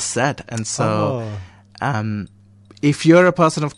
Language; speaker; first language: English; non-native, local second language; Konkani